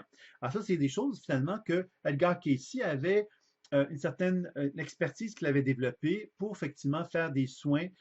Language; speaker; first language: French; native; French